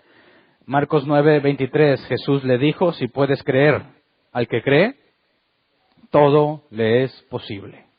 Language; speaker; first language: Spanish; native; Spanish